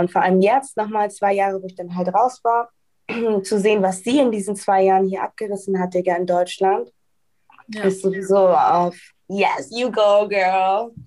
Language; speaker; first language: German; early bilingual, heritage; German